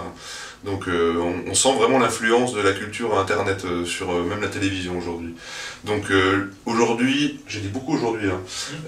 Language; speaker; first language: French; native; French